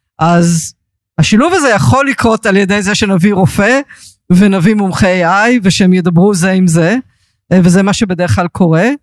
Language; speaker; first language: Hebrew; early bilingual, heritage; Hebrew